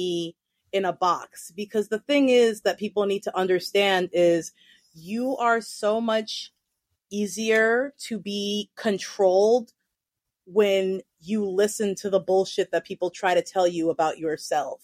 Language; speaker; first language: English; native; English